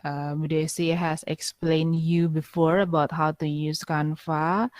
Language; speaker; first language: English; non-native, fluent; Indonesian